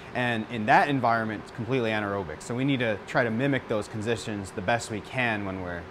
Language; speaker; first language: English; native; English